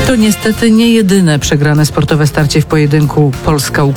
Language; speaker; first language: Polish; native; Polish